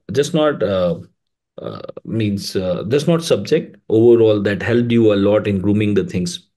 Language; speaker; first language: English; non-native, local second language; Hindi